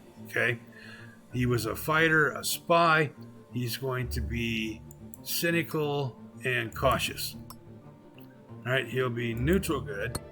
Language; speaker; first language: English; native; English